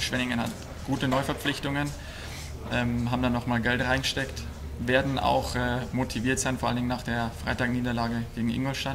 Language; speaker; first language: German; native; German